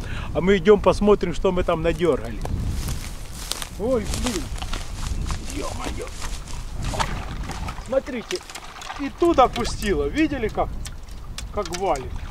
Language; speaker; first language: Russian; native; Russian